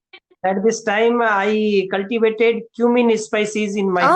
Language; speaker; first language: English; non-native, learner; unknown